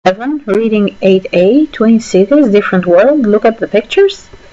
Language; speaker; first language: English; non-native, fluent; Albanian